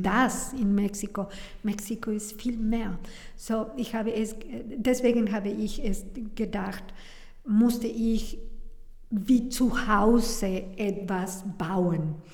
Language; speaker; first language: German; non-native, learner; Spanish